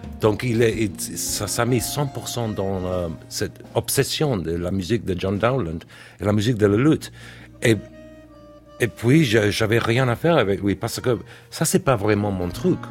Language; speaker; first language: French; non-native, learner; English